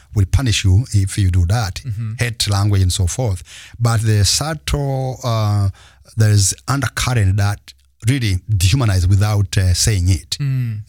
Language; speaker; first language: English; non-native, local second language; Kinyarwanda